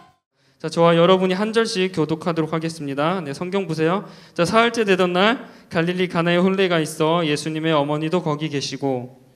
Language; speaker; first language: Korean; native; Korean